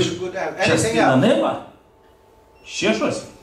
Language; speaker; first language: Ukrainian; native; Ukrainian